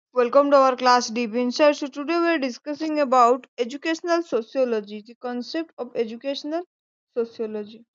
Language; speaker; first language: English; non-native, local second language; Odia